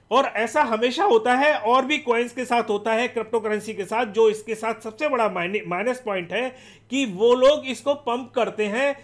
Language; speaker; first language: Hindi; native; Hindi